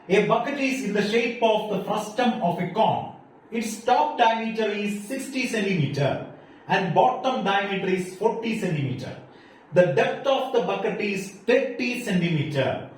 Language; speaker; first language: English; non-native, local second language; Malayalam